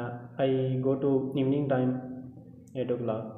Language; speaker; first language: English; non-native, learner; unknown